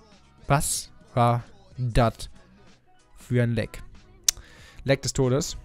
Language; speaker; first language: German; native; German